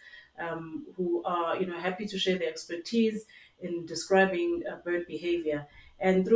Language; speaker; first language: English; non-native, local second language; Zulu